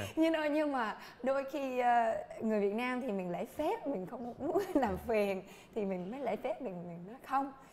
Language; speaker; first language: Vietnamese; early bilingual, heritage; Vietnamese